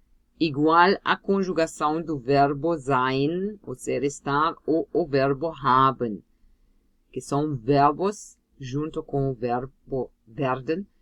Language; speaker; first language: Portuguese; non-native, fluent; German